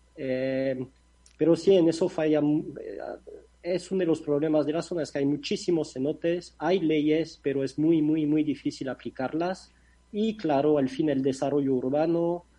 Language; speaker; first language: Spanish; non-native, fluent; French